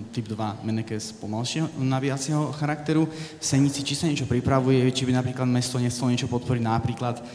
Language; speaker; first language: Slovak; native; Slovak